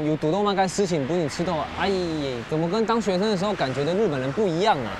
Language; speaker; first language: Chinese; native; Chinese